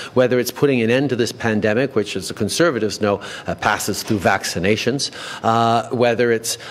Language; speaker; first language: English; early bilingual, other home language; French